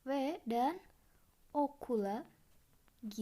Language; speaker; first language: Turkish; non-native, fluent; Indonesian